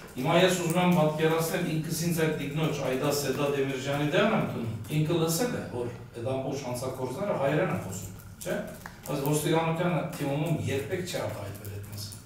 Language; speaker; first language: Armenian; early bilingual, heritage; Armenian